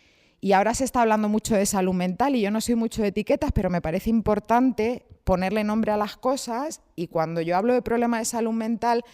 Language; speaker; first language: Spanish; native; Spanish